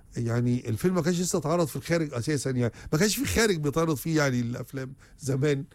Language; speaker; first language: Egyptian Arabic; native; Egyptian Arabic